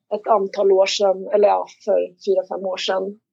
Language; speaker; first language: Swedish; native; Swedish